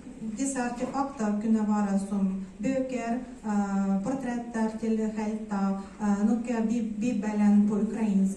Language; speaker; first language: Swedish; non-native, fluent; Ukrainian